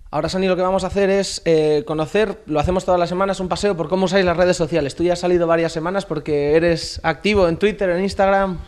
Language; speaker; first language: Spanish; native; Spanish